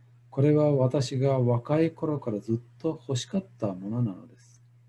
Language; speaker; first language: Japanese; non-native, fluent; Malayalam